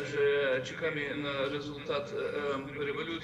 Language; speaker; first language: Polish; non-native, fluent; Lithuanian